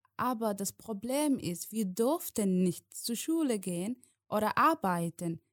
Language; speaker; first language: German; non-native, learner; Somali